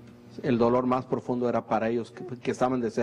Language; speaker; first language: Spanish; native; Spanish